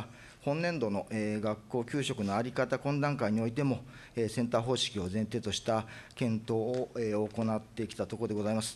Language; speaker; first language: Japanese; native; Japanese